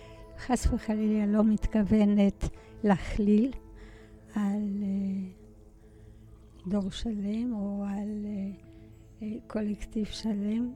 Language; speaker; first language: Hebrew; early bilingual, other home language; Polish